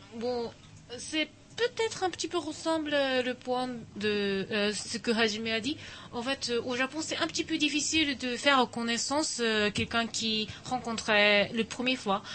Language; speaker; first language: French; non-native, learner; Japanese